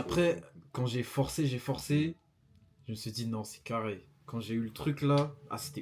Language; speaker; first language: French; native; French